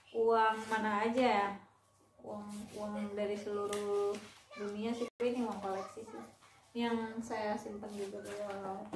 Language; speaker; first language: Indonesian; native; Indonesian